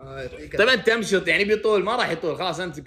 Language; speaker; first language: Arabic; native; Arabic